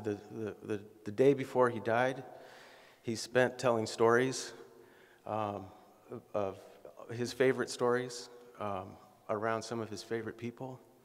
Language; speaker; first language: English; native; English